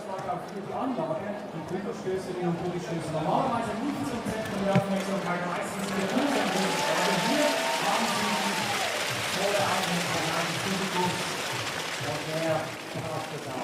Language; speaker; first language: German; native; German